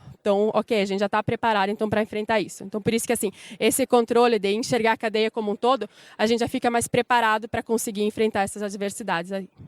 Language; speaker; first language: Portuguese; native; Portuguese